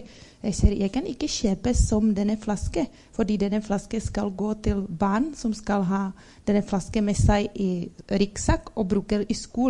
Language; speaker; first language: Norwegian; non-native, learner; Czech